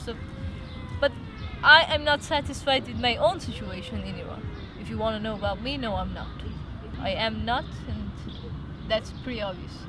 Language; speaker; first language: English; non-native, fluent; Persian